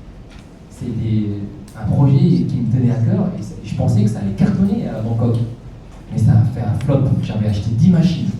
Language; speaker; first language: French; native; French